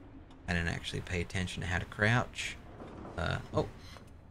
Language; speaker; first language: English; native; English